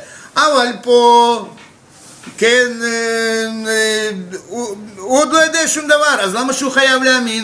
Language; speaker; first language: Hebrew; non-native, fluent; Russian